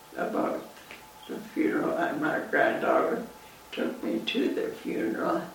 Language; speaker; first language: English; native; English